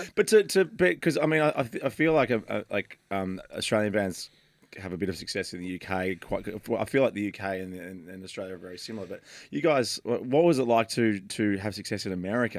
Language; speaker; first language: English; native; English